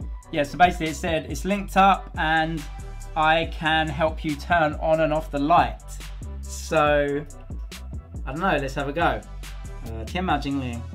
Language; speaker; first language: English; native; English